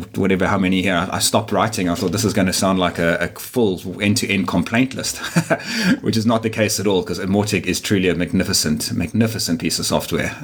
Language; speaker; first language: English; native; English